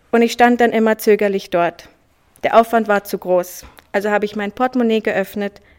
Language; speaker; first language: German; early bilingual, other home language; Swiss German